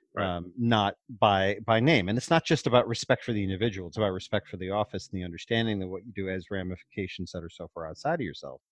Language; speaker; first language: English; native; English